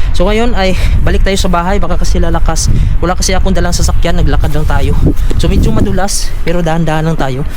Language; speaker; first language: Filipino; non-native, local second language; Cebuano